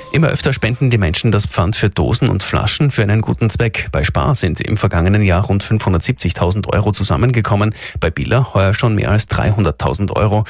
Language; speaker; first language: German; native; German